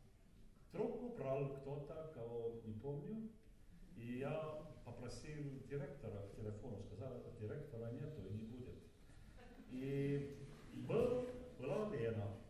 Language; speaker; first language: Russian; non-native, learner; Estonian